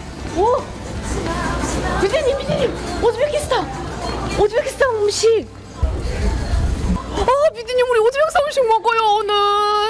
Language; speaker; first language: Korean; non-native, fluent; Uzbek